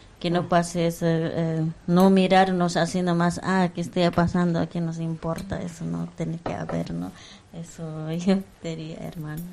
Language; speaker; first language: Spanish; non-native, local second language; Aymara